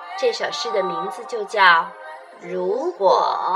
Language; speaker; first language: Chinese; native; Chinese